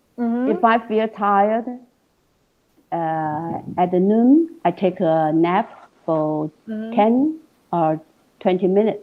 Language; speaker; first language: English; non-native, learner; Chinese